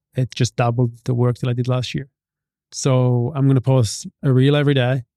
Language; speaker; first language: English; non-native, fluent; Italian